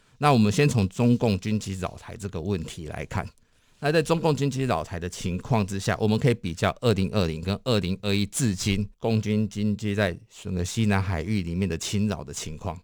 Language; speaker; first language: Chinese; native; Chinese